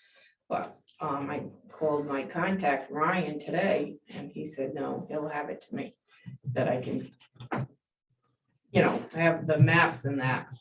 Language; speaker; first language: English; native; English